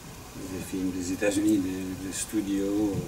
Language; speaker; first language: French; non-native, fluent; English